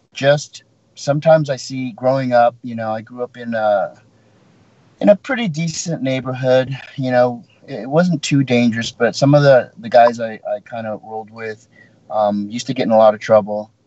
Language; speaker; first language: English; native; English